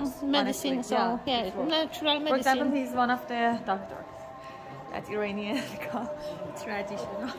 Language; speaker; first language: English; non-native, fluent; Persian